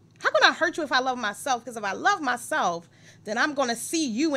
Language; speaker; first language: English; native; English